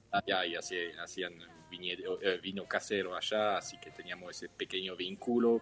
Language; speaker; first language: Spanish; non-native, fluent; French